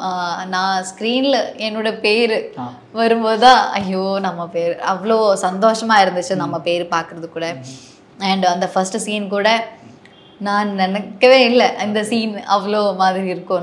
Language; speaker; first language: Tamil; non-native, learner; Malayalam